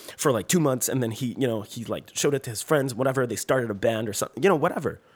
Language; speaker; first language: English; non-native, fluent; French